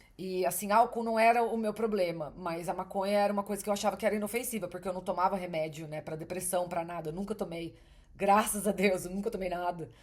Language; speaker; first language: Portuguese; native; Portuguese